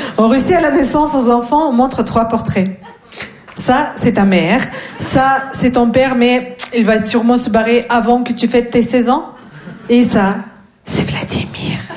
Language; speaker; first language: French; non-native, fluent; Russian